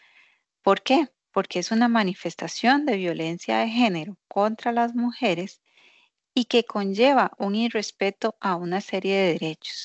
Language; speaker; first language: Spanish; native; Spanish